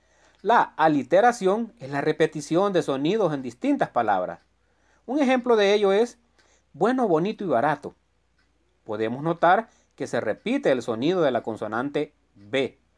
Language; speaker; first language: Spanish; native; Spanish